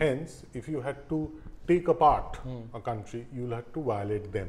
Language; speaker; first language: English; non-native, local second language; Bangla